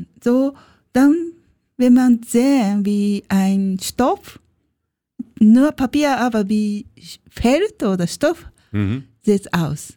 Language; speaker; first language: German; non-native, learner; Japanese